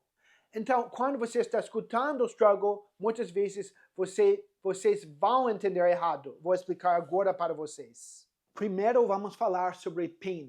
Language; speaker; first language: Portuguese; non-native, fluent; English